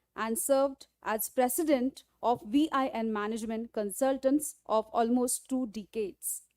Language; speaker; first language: English; non-native, local second language; Marathi